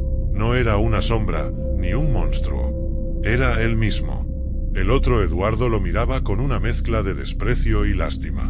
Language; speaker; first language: Spanish; native; Spanish